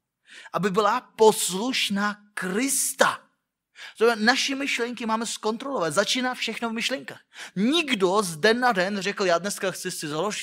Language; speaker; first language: Czech; non-native, fluent; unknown